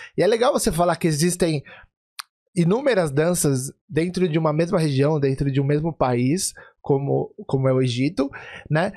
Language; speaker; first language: Portuguese; native; Portuguese